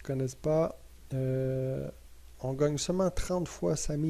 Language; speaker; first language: French; native; French